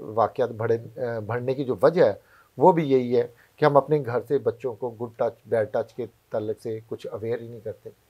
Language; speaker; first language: Urdu; non-native, local second language; Punjabi